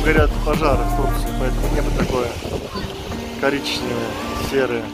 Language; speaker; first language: Russian; native; Russian